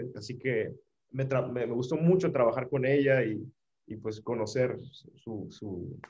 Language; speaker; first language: Spanish; native; Spanish